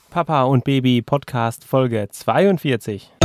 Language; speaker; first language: German; native; German